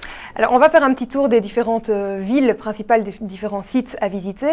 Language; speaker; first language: French; native; French